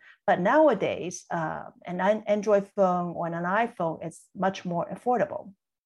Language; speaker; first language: English; non-native, local second language; Cantonese